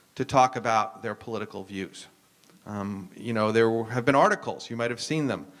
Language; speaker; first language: English; native; English